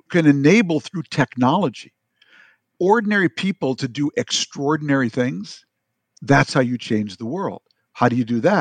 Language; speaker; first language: English; native; English